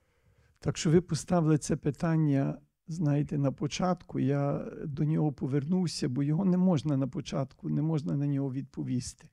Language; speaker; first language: Ukrainian; early bilingual, heritage; Ukrainian